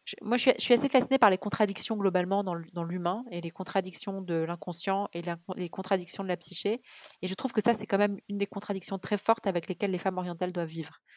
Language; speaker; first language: French; early bilingual, other home language; Arabic